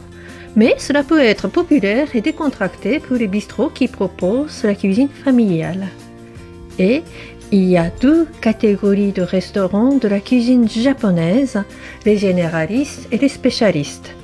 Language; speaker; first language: French; non-native, fluent; Japanese